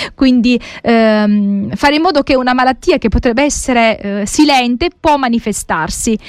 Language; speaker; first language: Italian; native; Italian